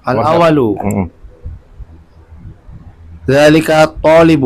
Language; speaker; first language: Arabic; non-native, learner; Indonesian